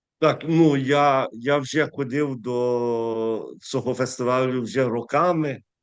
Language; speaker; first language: Ukrainian; early bilingual, heritage; English